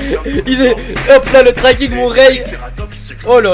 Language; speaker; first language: French; native; French